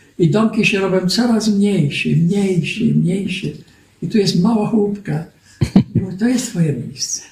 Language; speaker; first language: Polish; early bilingual, heritage; Polish